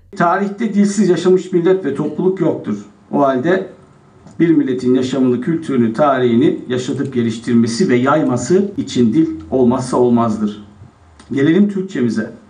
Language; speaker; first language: Turkish; native; Turkish